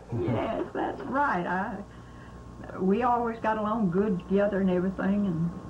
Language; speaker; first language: English; native; English